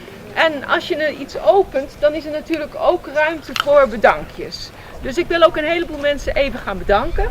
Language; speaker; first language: Dutch; native; Dutch